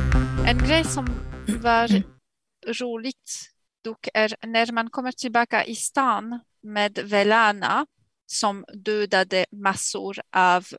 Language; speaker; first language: Swedish; non-native, fluent; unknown